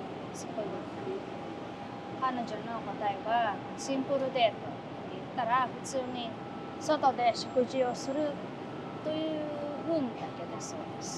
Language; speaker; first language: Japanese; non-native, fluent; Filipino